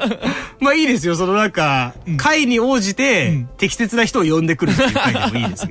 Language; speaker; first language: Japanese; native; Japanese